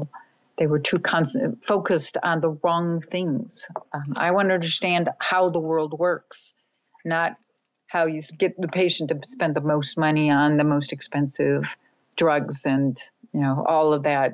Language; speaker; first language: English; native; English